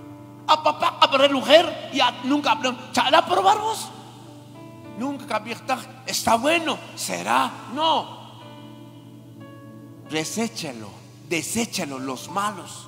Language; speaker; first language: Spanish; non-native, local second language; Kʼicheʼ